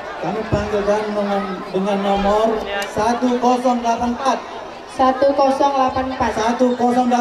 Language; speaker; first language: Malay; native; Malay